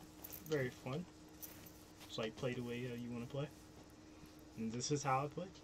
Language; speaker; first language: English; native; English